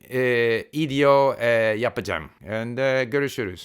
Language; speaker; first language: Turkish; non-native, learner; English